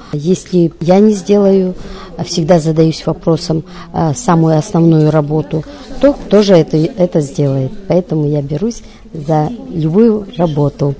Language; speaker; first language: Russian; non-native, local second language; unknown